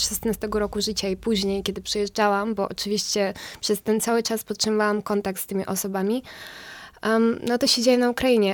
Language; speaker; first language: Polish; non-native, fluent; Ukrainian